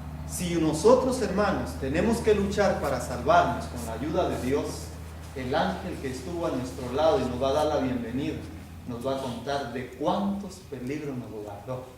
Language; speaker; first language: Spanish; native; Spanish